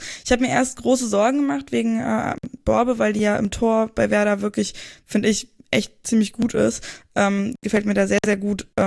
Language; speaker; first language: German; native; German